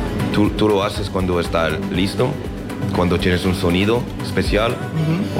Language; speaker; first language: Spanish; non-native, learner; French